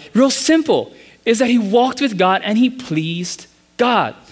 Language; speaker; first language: English; native; English